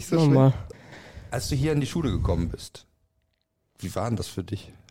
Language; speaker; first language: German; native; German